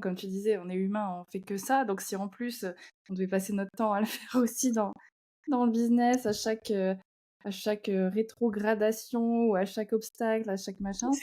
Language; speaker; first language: French; native; French